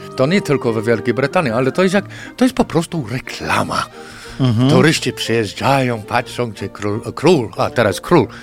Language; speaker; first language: Polish; non-native, fluent; English